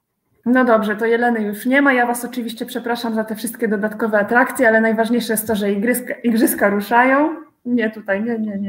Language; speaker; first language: Polish; native; Polish